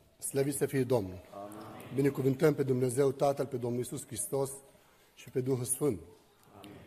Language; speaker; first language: Romanian; non-native, fluent; Arabic